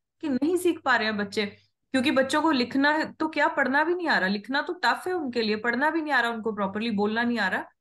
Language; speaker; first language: Hindi; non-native, local second language; Punjabi